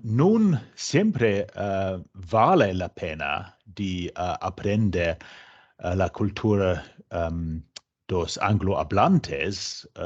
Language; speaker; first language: Spanish; non-native, fluent; English